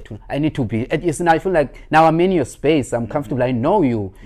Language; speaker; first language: English; non-native, local second language; Xhosa